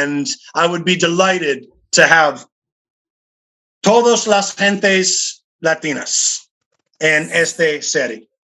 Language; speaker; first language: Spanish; non-native, learner; English